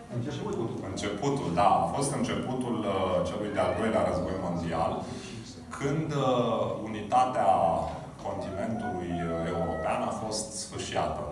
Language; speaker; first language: Romanian; native; Romanian